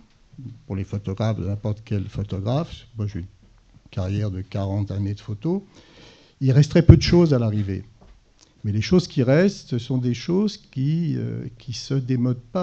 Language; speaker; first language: French; native; French